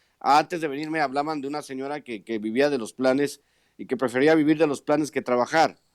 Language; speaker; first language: Spanish; native; Spanish